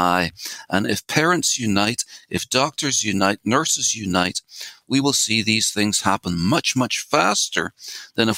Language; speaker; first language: English; native; English